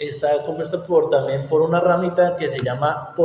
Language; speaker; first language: Spanish; native; Spanish